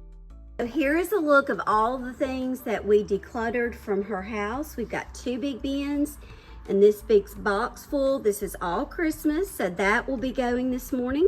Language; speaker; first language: English; native; English